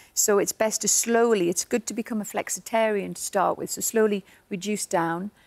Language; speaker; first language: English; native; English